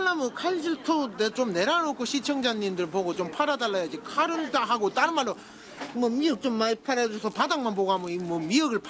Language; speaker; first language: Korean; native; Korean